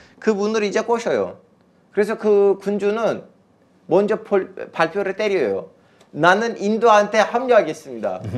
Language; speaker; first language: Korean; non-native, fluent; Turkish